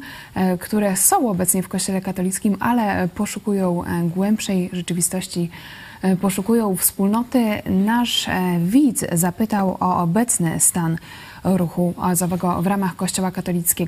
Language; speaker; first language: Polish; native; Polish